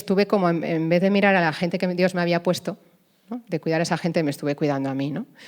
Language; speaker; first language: Spanish; native; Spanish